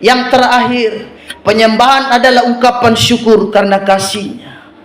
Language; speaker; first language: Indonesian; native; Indonesian